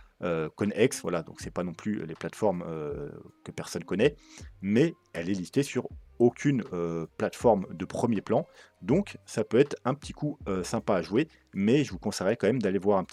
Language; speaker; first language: French; native; French